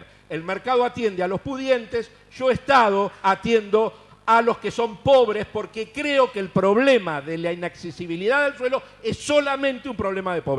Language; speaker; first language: Spanish; native; Spanish